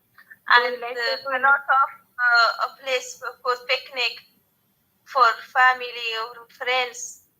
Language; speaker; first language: English; non-native, learner; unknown